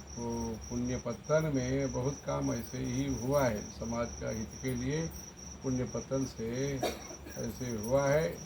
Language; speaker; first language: Hindi; non-native, local second language; Tamil